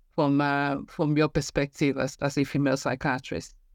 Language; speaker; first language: English; non-native, local second language; Igbo